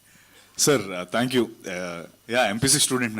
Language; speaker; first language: Telugu; native; Telugu